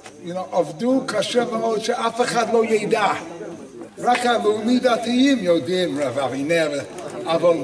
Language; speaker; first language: Hebrew; non-native, fluent; English